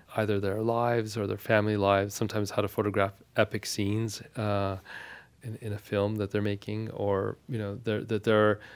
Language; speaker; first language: English; non-native, fluent; Armenian